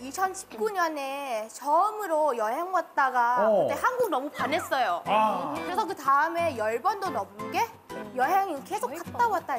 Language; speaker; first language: Korean; non-native, fluent; Thai